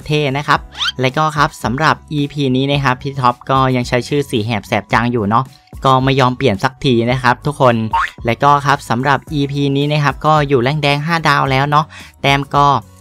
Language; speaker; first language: Thai; native; Thai